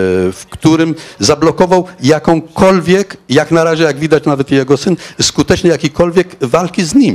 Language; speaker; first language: Polish; non-native, fluent; Arabic